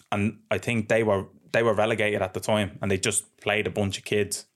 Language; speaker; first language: English; native; English